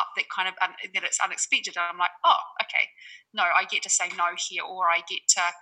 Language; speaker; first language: English; native; English